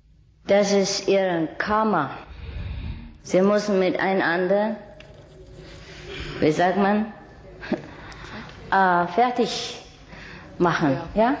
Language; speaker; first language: German; non-native, learner; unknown